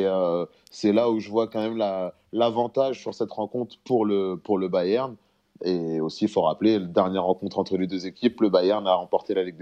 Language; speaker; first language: French; native; French